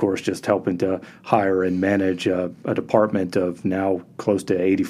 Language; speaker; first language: English; native; English